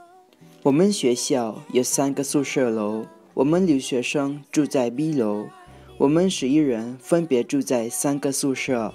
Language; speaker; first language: Chinese; non-native, learner; Thai